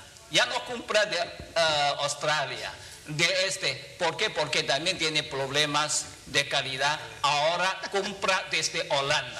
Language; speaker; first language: Spanish; non-native, fluent; Chinese